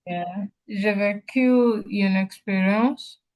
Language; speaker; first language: French; non-native, learner; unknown